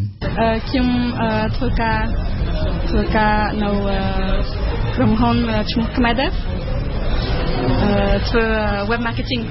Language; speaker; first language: Khmer; early bilingual, heritage; Khmer